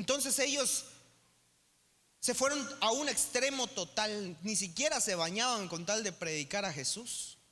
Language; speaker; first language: Spanish; native; Spanish